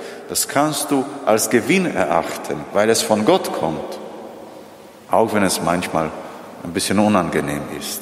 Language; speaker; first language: German; non-native, fluent; Polish